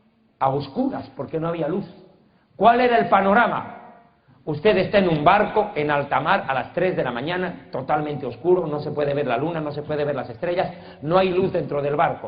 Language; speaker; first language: Spanish; native; Spanish